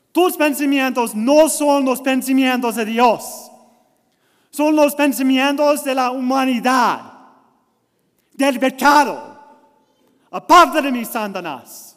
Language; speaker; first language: Spanish; non-native, learner; English